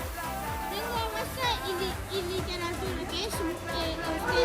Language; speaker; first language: Spanish; early bilingual, other home language; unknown